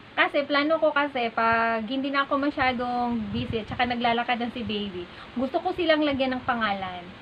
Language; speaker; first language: Filipino; non-native, local second language; Cebuano